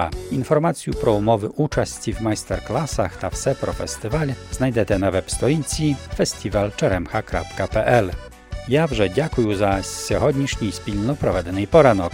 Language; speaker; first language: Ukrainian; native; Ukrainian